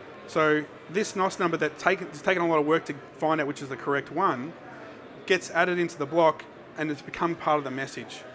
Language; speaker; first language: English; native; English